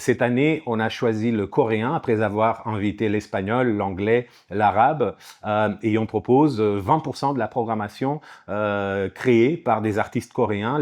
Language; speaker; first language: French; non-native, fluent; Portuguese